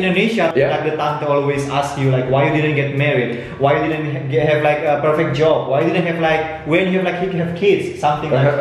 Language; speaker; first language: English; non-native, learner; Indonesian